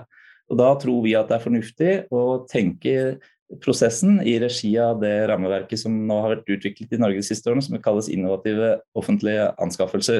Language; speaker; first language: Norwegian; native; Norwegian